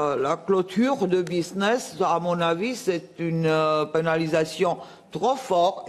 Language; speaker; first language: French; non-native, fluent; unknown